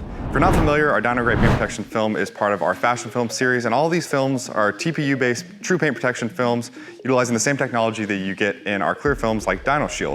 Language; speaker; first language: English; native; English